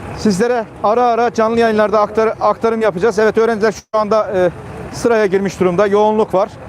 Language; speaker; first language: Turkish; native; Turkish